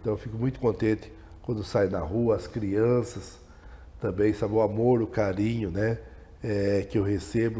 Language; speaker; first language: Portuguese; native; Portuguese